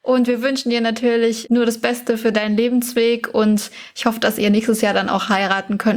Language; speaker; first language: German; native; German